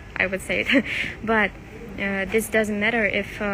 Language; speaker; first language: English; non-native, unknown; Russian